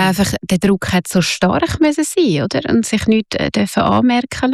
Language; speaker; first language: German; native; German